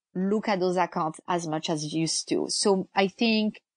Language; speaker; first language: English; non-native, fluent; French